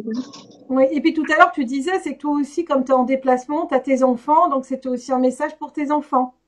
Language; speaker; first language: French; native; French